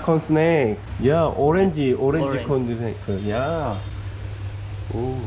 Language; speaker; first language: English; non-native, learner; Korean